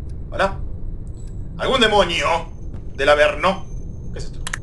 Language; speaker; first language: Spanish; native; Spanish